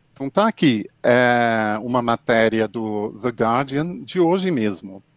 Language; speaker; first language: Portuguese; non-native, fluent; English